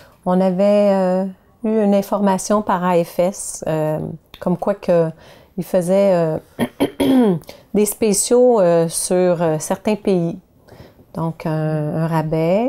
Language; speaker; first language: French; native; French